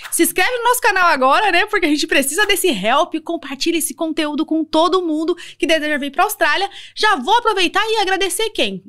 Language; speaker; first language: Portuguese; native; Portuguese